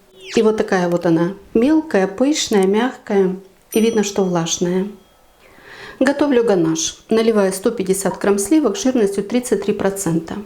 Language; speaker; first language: Russian; native; Russian